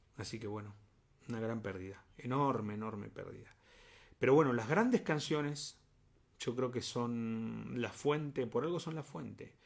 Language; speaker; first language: Spanish; native; Spanish